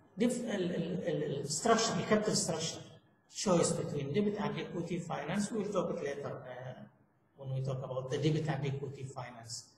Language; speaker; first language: English; non-native, fluent; Arabic